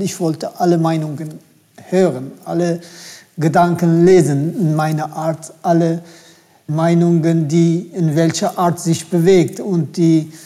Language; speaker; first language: German; non-native, fluent; Turkish